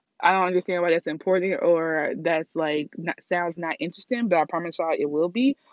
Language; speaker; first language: English; native; English